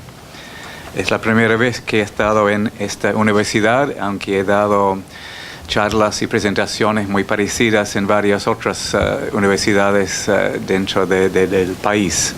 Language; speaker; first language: Spanish; non-native, fluent; English